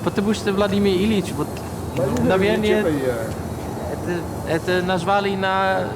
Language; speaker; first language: Russian; non-native, learner; Dutch